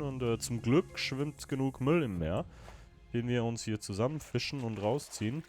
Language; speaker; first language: German; native; German